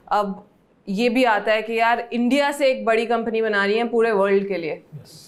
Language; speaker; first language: Hindi; native; Hindi